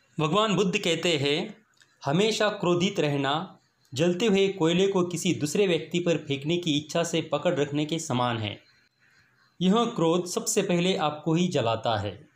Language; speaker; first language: Hindi; non-native, local second language; Marathi